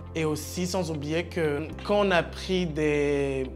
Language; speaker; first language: French; non-native, local second language; Rundi